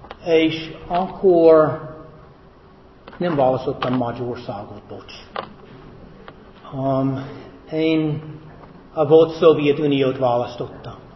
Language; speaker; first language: Hungarian; non-native, fluent; English